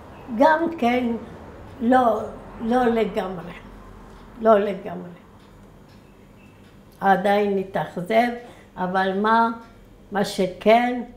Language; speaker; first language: Hebrew; early bilingual, other home language; Arabic